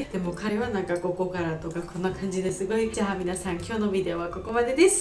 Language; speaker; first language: Japanese; non-native, learner; Georgian